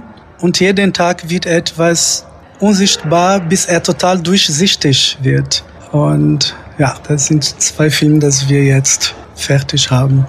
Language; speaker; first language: German; non-native, fluent; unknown